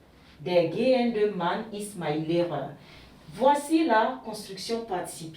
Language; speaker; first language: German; non-native, learner; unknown